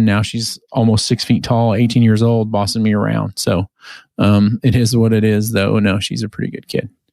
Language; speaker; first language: English; native; English